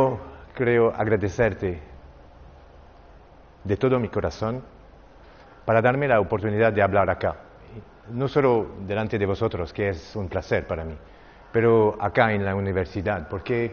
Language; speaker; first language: Spanish; non-native, learner; French